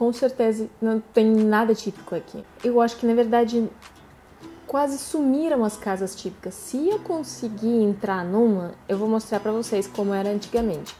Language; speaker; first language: Portuguese; non-native, fluent; Russian